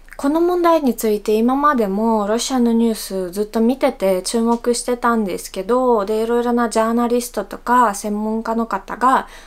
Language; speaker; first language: Japanese; non-native, fluent; Russian